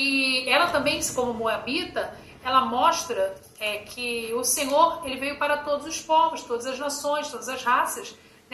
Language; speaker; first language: Portuguese; native; Portuguese